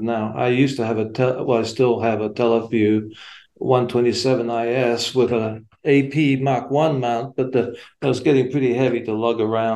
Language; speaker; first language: English; native; English